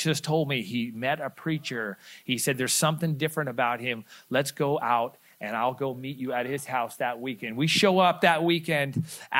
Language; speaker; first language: English; native; English